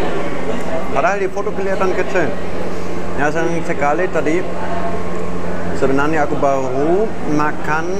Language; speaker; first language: Indonesian; non-native, fluent; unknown